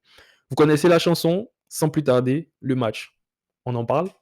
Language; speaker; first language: French; native; French